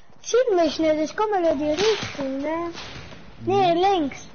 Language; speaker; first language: German; non-native, learner; Portuguese